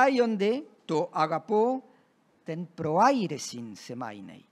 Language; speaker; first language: Greek; non-native, fluent; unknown